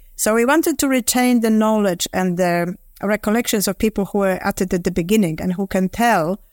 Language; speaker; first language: English; non-native, fluent; Polish